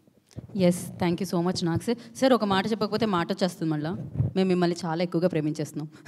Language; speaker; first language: Telugu; native; Telugu